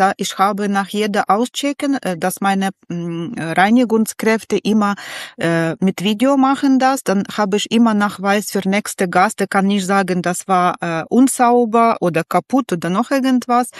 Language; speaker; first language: German; non-native, learner; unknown